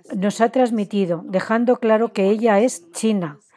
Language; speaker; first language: Spanish; non-native, fluent; Chinese